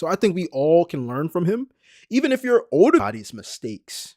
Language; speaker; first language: English; native; English